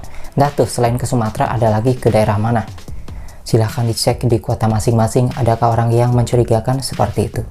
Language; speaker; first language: Indonesian; native; Indonesian